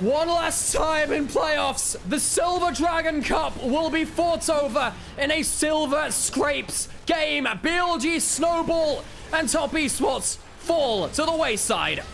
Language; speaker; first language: English; native; English